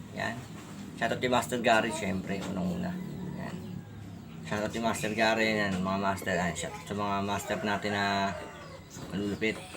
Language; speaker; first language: Filipino; native; Filipino